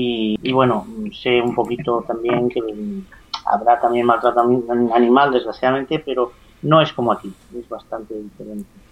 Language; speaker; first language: Spanish; native; Spanish